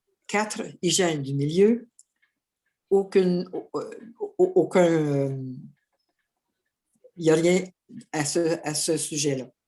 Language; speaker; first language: French; native; French